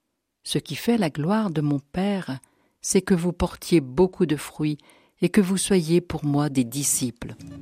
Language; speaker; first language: French; native; French